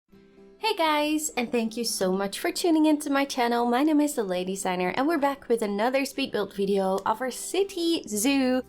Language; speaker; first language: English; non-native, fluent; Dutch